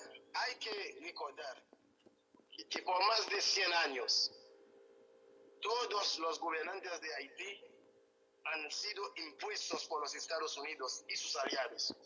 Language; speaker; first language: Spanish; non-native, fluent; Haitian Creole